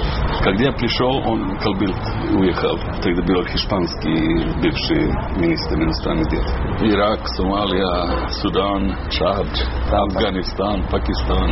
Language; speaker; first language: Russian; non-native, learner; Serbian